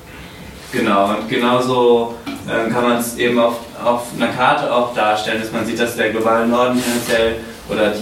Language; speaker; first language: German; native; German